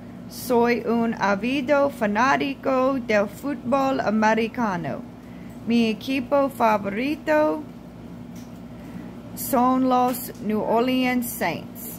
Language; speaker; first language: Spanish; non-native, learner; English